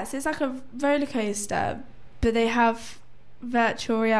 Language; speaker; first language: English; native; English